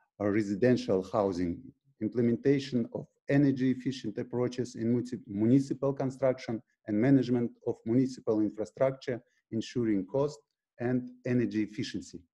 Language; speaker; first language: English; non-native, fluent; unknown